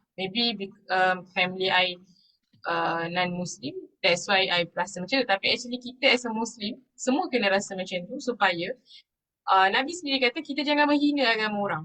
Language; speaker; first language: Malay; non-native, local second language; Tamil